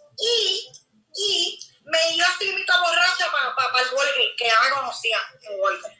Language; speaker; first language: Spanish; native; Spanish